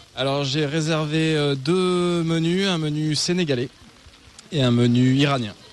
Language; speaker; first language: French; native; French